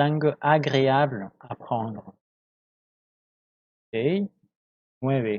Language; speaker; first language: French; non-native, fluent; Spanish